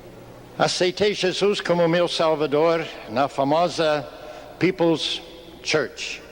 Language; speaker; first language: Portuguese; non-native, fluent; English